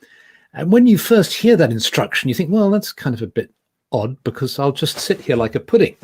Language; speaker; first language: English; native; English